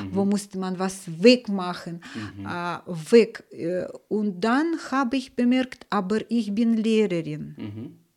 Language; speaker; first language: German; non-native, fluent; Russian